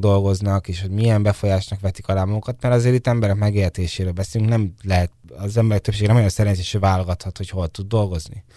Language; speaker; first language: Hungarian; native; Hungarian